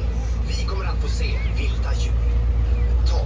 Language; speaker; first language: Swedish; native; Swedish